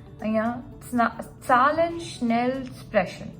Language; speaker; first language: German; non-native, fluent; Gujarati